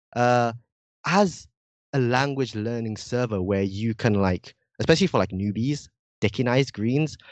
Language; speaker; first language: English; non-native, fluent; Indonesian